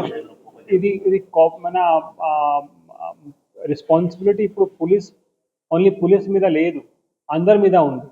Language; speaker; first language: Telugu; non-native, local second language; Urdu